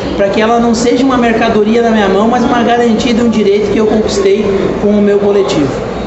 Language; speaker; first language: Portuguese; native; Portuguese